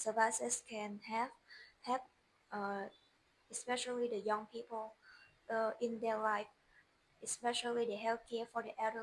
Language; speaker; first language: English; non-native, learner; Vietnamese